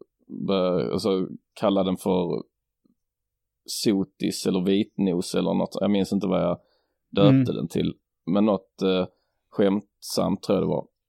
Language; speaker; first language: Swedish; native; Swedish